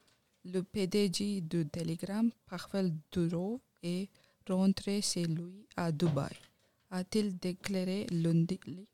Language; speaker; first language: French; non-native, learner; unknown